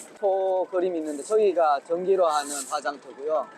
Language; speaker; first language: Korean; native; Korean